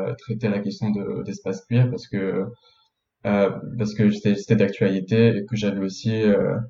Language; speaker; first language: French; non-native, local second language; Arabic